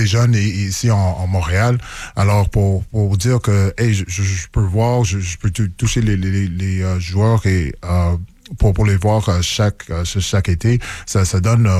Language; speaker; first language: French; non-native, local second language; English